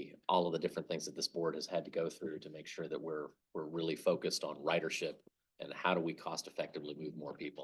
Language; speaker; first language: English; native; English